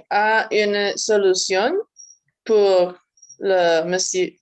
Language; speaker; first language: French; non-native, learner; Spanish